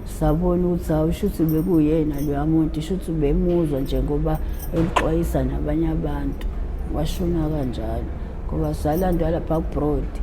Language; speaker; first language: Zulu; native; Zulu